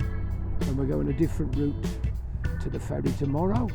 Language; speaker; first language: English; native; English